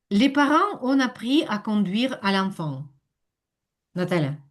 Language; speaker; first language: French; non-native, fluent; Ukrainian